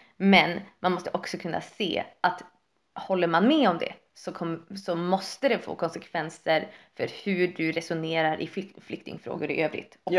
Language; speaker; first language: Swedish; native; Swedish